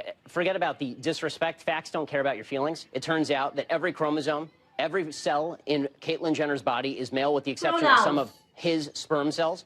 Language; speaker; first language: English; native; English